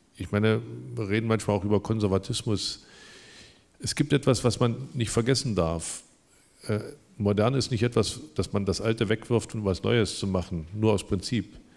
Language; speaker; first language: German; non-native, local second language; Upper Sorbian